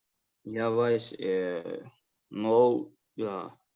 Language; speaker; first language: German; non-native, learner; Azerbaijani